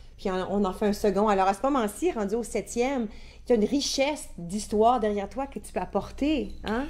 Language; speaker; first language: French; native; French